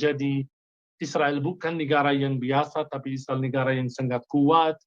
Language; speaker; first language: Indonesian; non-native, fluent; Hebrew